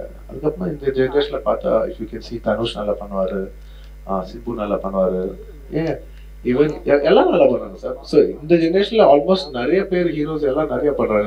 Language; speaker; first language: Tamil; non-native, local second language; Telugu